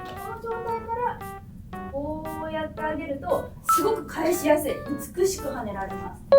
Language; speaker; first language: Japanese; native; Japanese